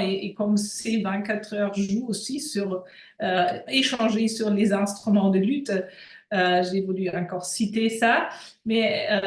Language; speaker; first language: French; non-native, fluent; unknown